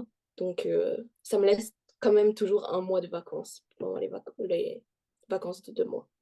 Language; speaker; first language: French; early bilingual, heritage; French